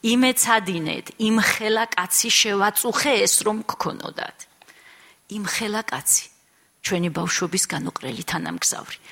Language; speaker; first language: Georgian; native; Georgian